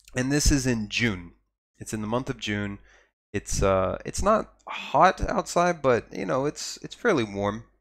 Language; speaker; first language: English; native; English